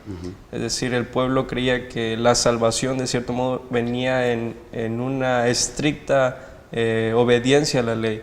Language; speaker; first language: Spanish; native; Spanish